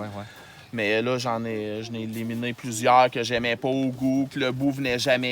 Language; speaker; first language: French; native; French